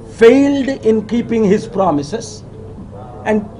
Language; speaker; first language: English; non-native, local second language; Telugu